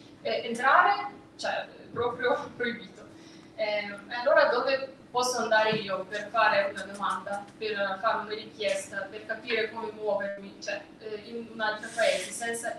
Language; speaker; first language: Italian; non-native, fluent; Russian